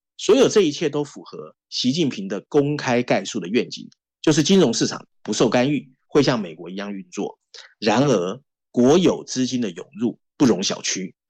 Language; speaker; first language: Chinese; native; Chinese